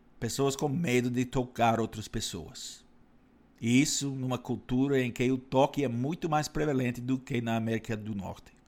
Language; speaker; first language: Portuguese; non-native, fluent; English